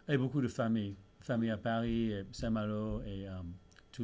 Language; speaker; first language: French; early bilingual, heritage; English